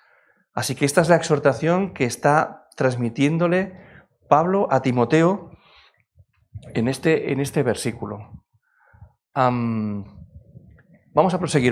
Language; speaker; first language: Spanish; native; Spanish